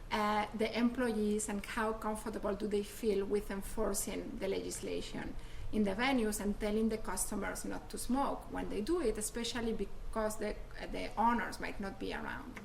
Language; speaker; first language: English; non-native, fluent; Spanish